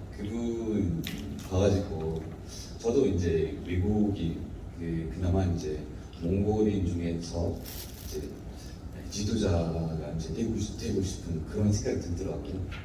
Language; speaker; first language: Korean; non-native, fluent; Mongolian